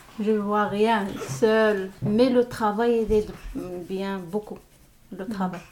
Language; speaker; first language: French; non-native, learner; Arabic